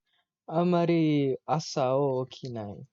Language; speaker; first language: Japanese; non-native, learner; Malay